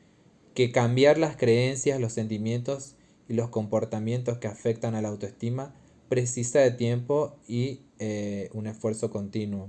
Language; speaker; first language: Spanish; native; Spanish